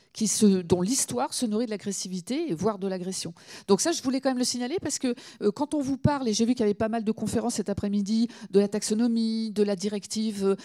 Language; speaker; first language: French; native; French